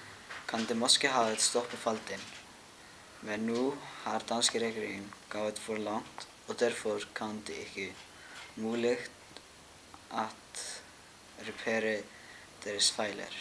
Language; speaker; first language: Danish; non-native, learner; Icelandic